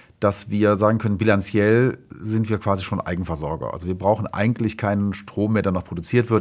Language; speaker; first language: German; native; German